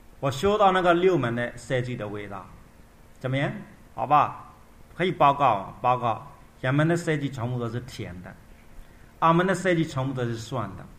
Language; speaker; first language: Chinese; non-native, fluent; Burmese